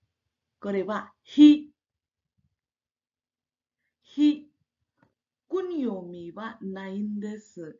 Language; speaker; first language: Japanese; non-native, fluent; Marathi